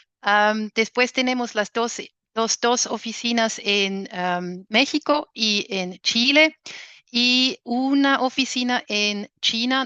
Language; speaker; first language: Spanish; non-native, fluent; German